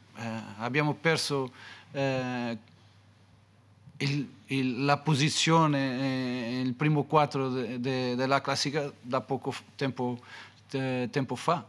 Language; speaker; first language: Italian; non-native, fluent; Portuguese